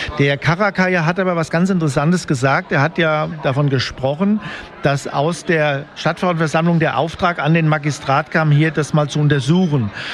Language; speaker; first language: German; native; German